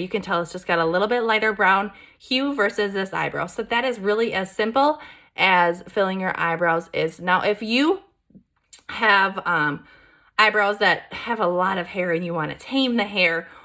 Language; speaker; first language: English; native; English